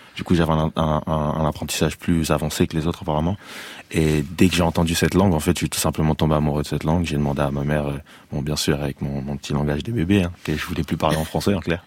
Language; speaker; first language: French; native; French